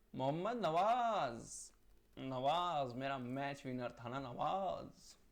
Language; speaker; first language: Hindi; non-native, local second language; Marathi